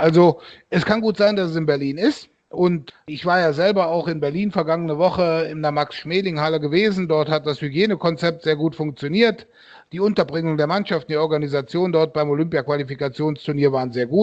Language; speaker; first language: German; native; German